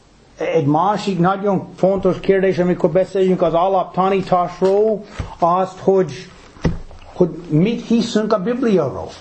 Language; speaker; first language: Hungarian; non-native, fluent; English